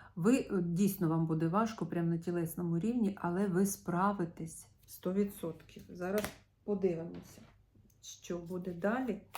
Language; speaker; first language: Ukrainian; non-native, local second language; Russian